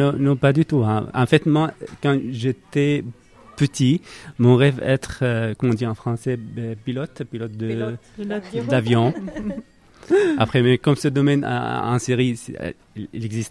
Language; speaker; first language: French; non-native, learner; Arabic